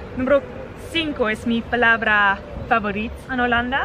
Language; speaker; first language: Spanish; non-native, learner; Dutch